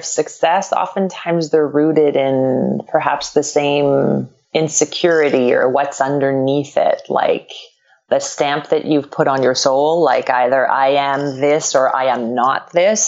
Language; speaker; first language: English; non-native, fluent; French